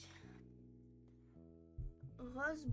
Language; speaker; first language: French; native; French